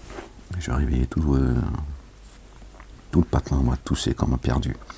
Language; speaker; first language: French; native; French